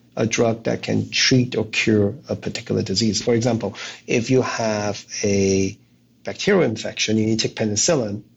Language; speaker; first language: English; non-native, local second language; Cantonese